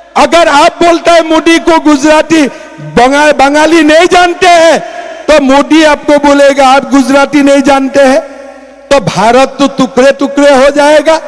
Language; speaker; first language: Hindi; non-native, local second language; Assamese